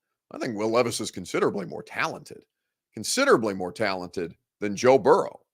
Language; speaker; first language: English; native; English